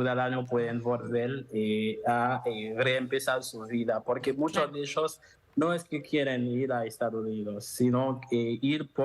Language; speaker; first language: Spanish; non-native, fluent; Haitian Creole